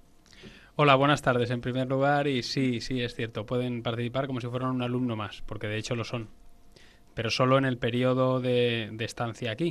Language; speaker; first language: Spanish; native; Spanish